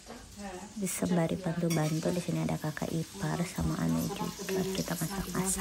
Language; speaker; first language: Indonesian; native; Indonesian